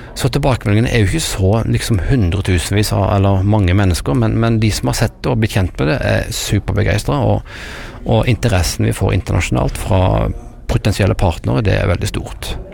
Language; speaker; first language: Norwegian; native; Norwegian